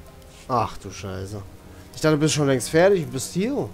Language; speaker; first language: German; native; German